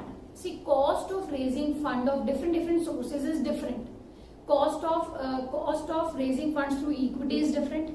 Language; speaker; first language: English; non-native, local second language; Hindi